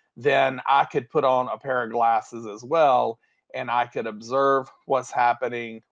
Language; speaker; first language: English; native; English